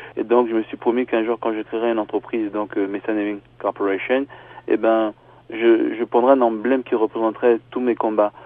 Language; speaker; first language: French; early bilingual, other home language; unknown